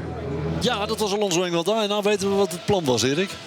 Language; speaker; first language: Dutch; native; Dutch